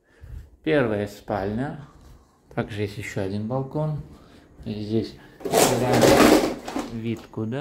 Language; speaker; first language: Russian; non-native, fluent; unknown